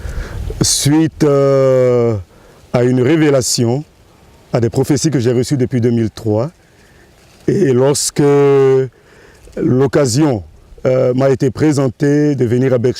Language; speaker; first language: French; non-native, local second language; Baoulé